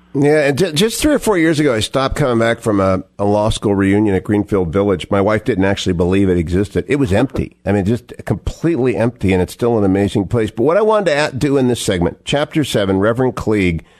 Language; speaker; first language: English; native; English